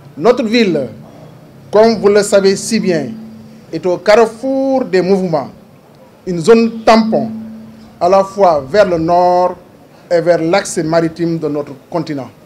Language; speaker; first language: French; non-native, local second language; Wolof